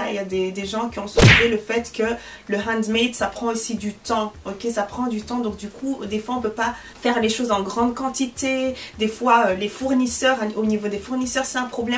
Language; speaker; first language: French; early bilingual, other home language; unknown